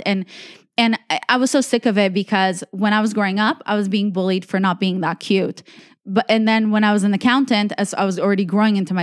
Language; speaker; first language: English; native; English